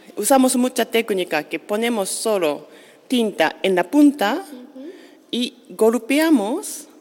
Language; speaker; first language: Spanish; non-native, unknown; Japanese